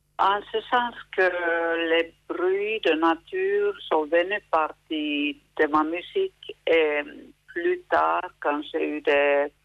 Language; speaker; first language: French; non-native, fluent; Finnish